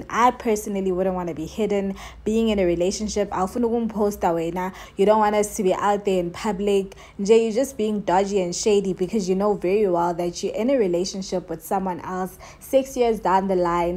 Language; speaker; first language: English; non-native, local second language; Zulu